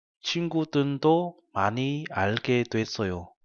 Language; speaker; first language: Korean; non-native, fluent; Vietnamese